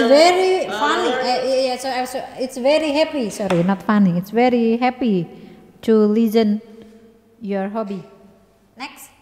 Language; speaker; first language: English; non-native, learner; Indonesian